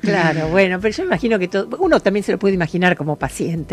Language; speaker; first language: Spanish; native; Spanish